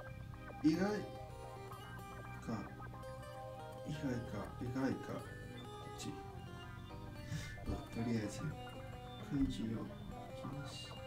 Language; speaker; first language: Japanese; non-native, learner; English